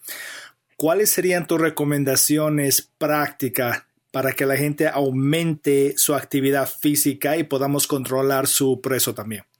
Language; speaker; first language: Spanish; native; Spanish